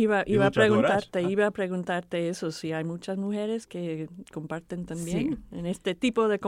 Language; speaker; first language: Spanish; non-native, fluent; English